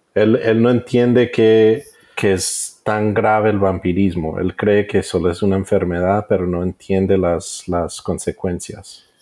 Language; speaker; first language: Spanish; early bilingual, heritage; Spanish